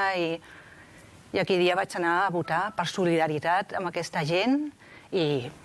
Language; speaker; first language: Catalan; non-native, local second language; Spanish